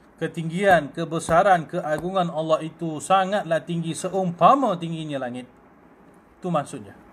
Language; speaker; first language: Malay; native; Malay